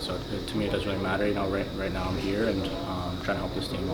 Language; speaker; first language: English; native; English